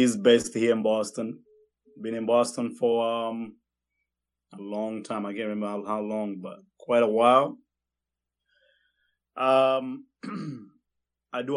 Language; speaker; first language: English; non-native, local second language; Kinyarwanda